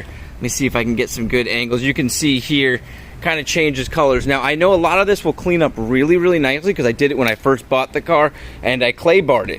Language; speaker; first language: English; native; English